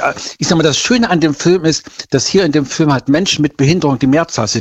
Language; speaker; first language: German; native; German